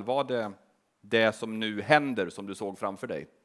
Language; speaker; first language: Swedish; native; Swedish